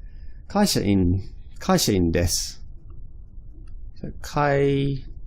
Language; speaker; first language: Japanese; non-native, fluent; English